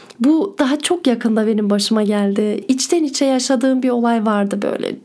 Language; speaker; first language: Turkish; early bilingual, heritage; Turkish